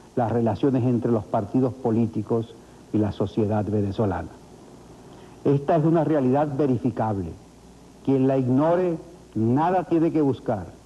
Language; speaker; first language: Spanish; native; Spanish